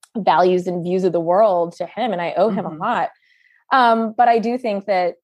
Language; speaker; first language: English; native; English